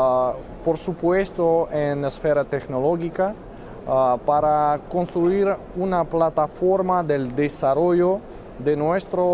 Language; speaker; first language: Spanish; non-native, fluent; Russian